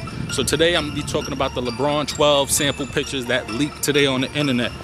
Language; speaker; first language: English; native; English